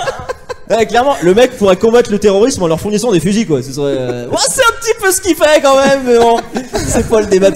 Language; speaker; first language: French; native; French